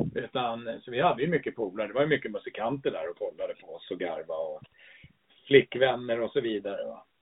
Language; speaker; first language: Swedish; early bilingual, other home language; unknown